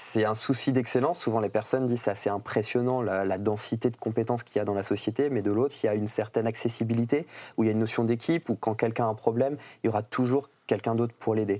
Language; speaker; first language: French; native; French